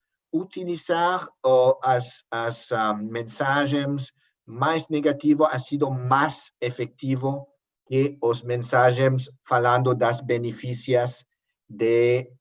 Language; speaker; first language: Portuguese; non-native, learner; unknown